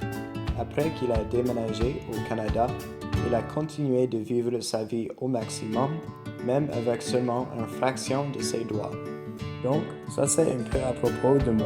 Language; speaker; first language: French; non-native, learner; English